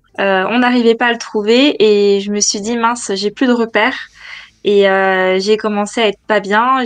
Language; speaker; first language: French; native; French